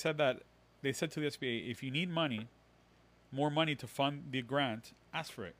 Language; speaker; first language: English; early bilingual, other home language; Spanish